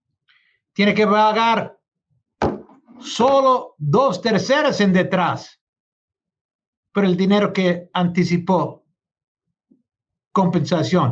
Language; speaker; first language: Spanish; non-native, learner; English